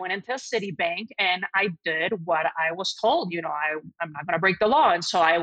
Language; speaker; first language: English; non-native, fluent; Spanish